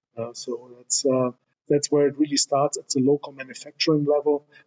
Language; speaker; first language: English; non-native, fluent; German